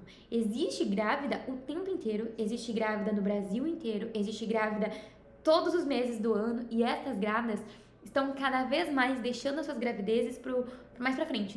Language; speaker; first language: Portuguese; native; Portuguese